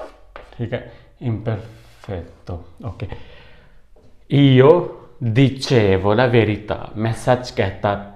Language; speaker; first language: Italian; non-native, fluent; Urdu